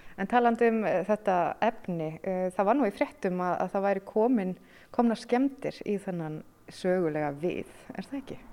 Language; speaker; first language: Icelandic; native; Icelandic